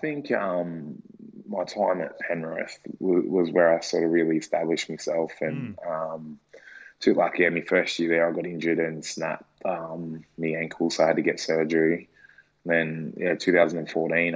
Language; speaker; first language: English; native; English